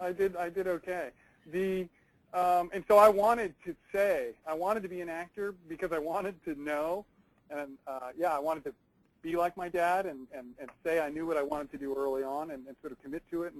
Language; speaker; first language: English; native; English